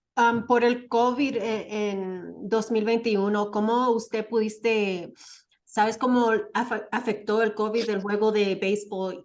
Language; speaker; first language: Spanish; early bilingual, heritage; Spanish